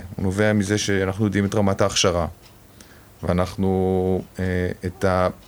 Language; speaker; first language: Hebrew; native; Hebrew